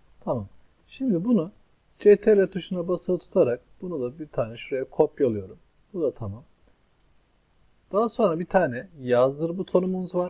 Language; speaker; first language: Turkish; native; Turkish